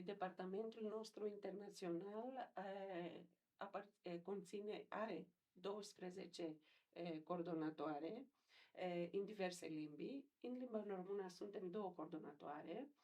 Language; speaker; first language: Romanian; non-native, fluent; Greek